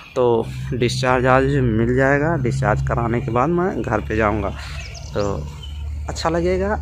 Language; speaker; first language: Hindi; native; Hindi